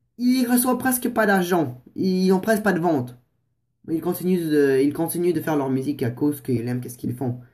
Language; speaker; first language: French; non-native, fluent; Russian